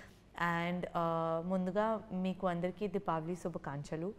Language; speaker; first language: Telugu; non-native, learner; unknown